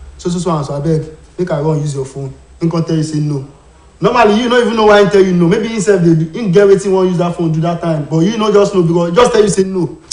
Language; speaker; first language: Nigerian Pidgin; non-native, local second language; Yoruba